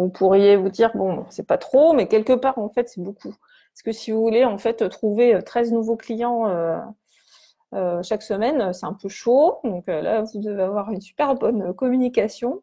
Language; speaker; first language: French; native; French